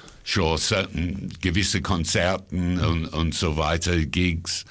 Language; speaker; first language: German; non-native, fluent; English